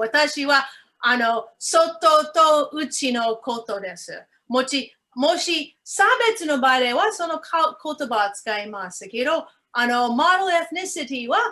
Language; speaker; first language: Japanese; non-native, learner; English